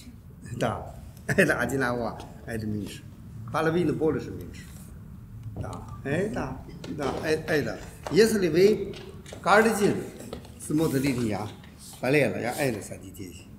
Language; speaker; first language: Russian; non-native, learner; Chinese